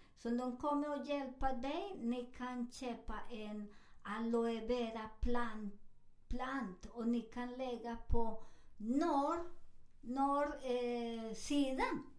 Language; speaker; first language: Swedish; non-native, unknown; Spanish